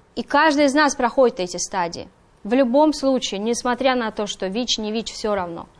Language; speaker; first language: Russian; native; Russian